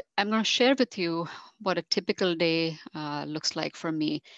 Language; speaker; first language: English; non-native, local second language; Marathi